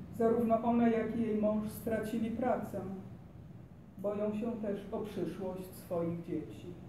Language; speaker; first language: Polish; native; Polish